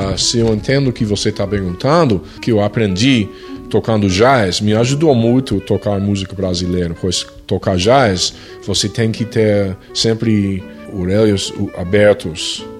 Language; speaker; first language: Portuguese; non-native, fluent; English